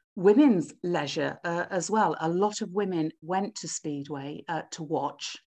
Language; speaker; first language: English; native; English